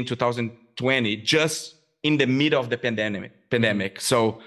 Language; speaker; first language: English; non-native, fluent; Portuguese